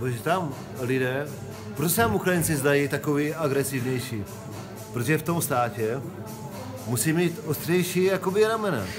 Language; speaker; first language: Czech; non-native, local second language; Polish